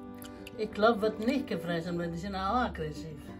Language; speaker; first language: German; non-native, learner; Indonesian